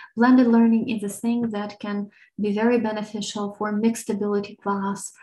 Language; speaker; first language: English; non-native, fluent; Ukrainian